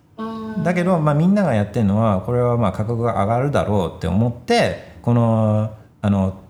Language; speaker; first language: Japanese; early bilingual, heritage; Japanese